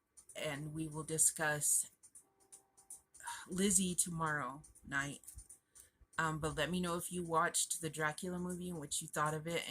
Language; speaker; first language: English; native; English